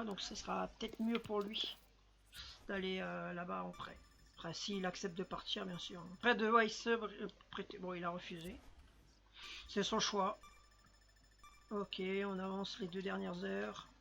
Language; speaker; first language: French; native; French